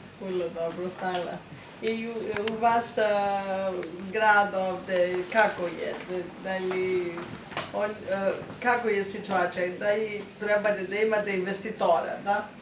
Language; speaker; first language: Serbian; non-native, learner; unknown